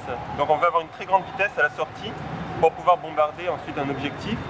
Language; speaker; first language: French; native; French